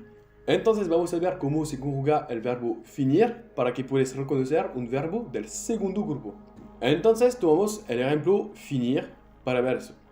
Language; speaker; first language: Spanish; non-native, fluent; French